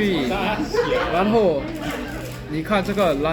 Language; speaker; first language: Chinese; non-native, learner; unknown